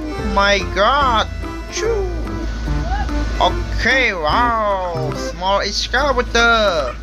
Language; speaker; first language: English; non-native, learner; Khmer